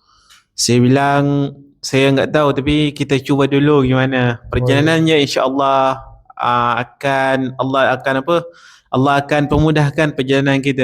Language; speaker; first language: Indonesian; non-native, learner; Arabic